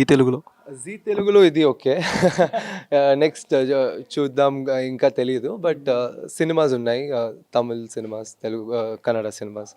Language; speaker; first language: Telugu; non-native, fluent; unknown